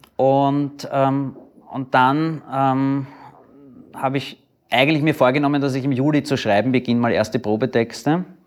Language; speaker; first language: German; native; German